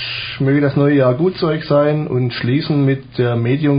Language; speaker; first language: German; native; German